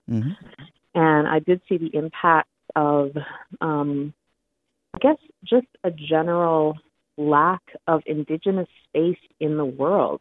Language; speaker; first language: English; native; English